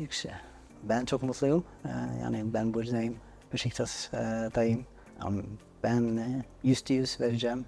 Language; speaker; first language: Turkish; non-native, learner; Norwegian